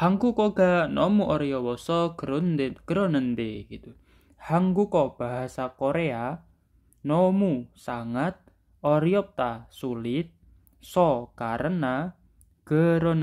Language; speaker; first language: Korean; non-native, learner; Indonesian